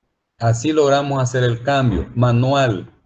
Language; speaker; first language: Spanish; native; Spanish